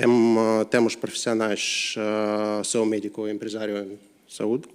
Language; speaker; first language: Portuguese; non-native, learner; Russian